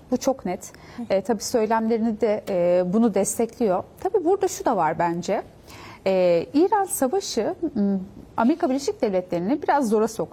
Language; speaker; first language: Turkish; native; Turkish